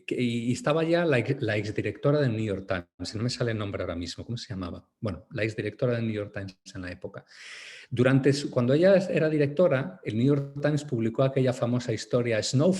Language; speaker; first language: Spanish; native; Spanish